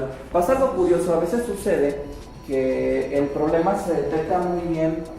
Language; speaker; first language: Spanish; native; Spanish